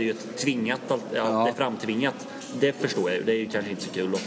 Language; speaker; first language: Swedish; native; Swedish